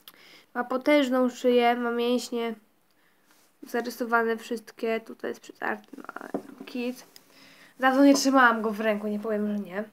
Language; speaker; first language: Polish; native; Polish